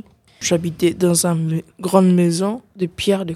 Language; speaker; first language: French; non-native, learner; English